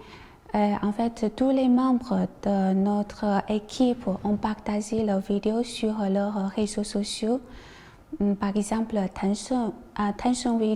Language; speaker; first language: French; non-native, learner; Chinese